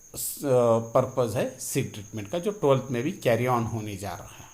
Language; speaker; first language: Hindi; non-native, local second language; Marathi